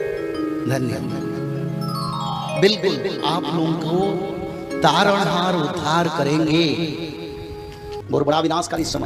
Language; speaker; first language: Hindi; non-native, local second language; Odia